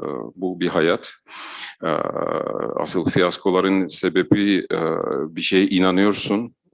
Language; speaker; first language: Turkish; non-native, fluent; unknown